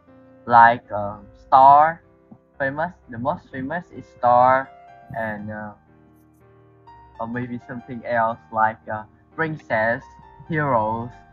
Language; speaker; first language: English; non-native, learner; Vietnamese